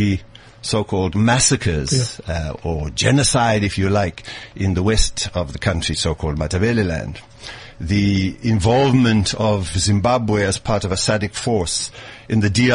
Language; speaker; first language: English; native; English